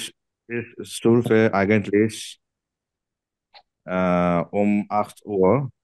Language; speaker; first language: German; non-native, learner; Bangla